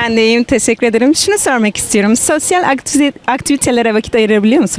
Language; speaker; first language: Turkish; native; Turkish